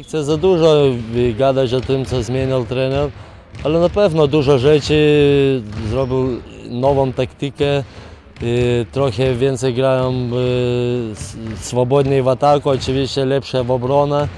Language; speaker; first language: Polish; non-native, fluent; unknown